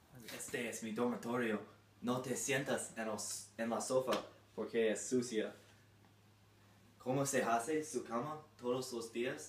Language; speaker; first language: Spanish; non-native, learner; English